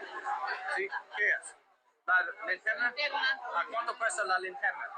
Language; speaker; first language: Spanish; non-native, learner; English